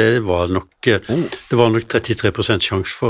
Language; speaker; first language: Norwegian; native; Norwegian